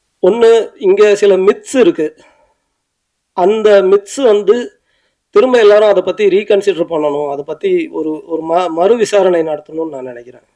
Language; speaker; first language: Tamil; native; Tamil